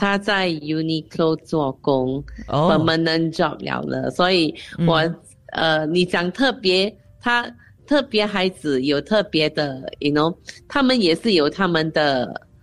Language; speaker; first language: Chinese; non-native, local second language; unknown